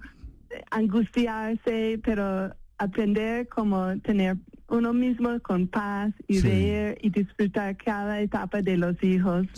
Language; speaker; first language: Spanish; non-native, fluent; English